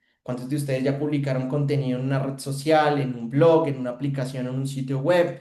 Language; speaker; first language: Spanish; native; Spanish